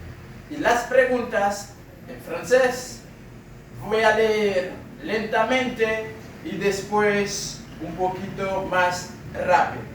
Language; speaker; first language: Spanish; non-native, fluent; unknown